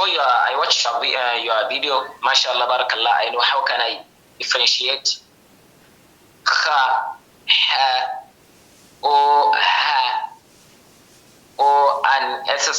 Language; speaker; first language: English; non-native, learner; Hausa